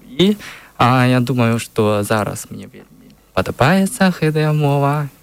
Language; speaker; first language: Belarusian; non-native, learner; Chinese